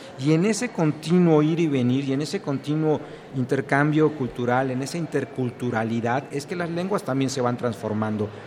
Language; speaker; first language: Spanish; native; Spanish